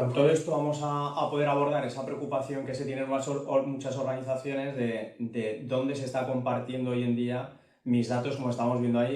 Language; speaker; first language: Spanish; native; Spanish